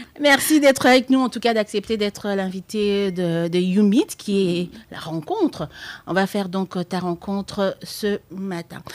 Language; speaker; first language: French; non-native, local second language; Lingala